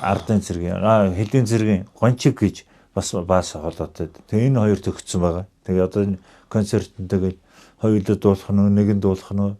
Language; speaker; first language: Mongolian; native; Mongolian